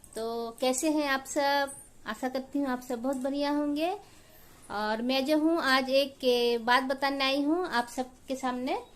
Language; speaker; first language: Hindi; non-native, local second language; Bangla